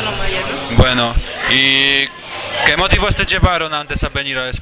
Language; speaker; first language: Spanish; native; Spanish